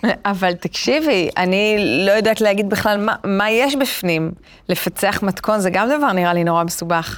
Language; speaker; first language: Hebrew; native; Hebrew